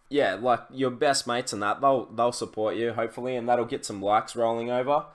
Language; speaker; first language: English; native; English